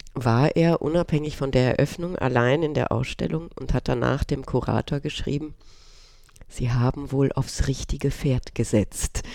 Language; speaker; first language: German; early bilingual, other home language; Romanian